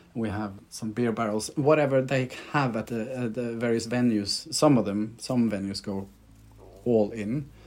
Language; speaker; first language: English; non-native, fluent; Norwegian